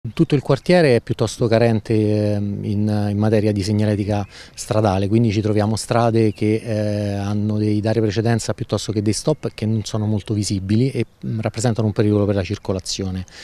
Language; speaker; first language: Italian; native; Italian